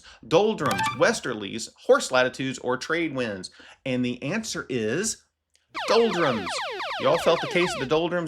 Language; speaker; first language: English; native; English